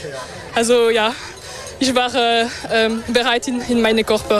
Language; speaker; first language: German; non-native, local second language; French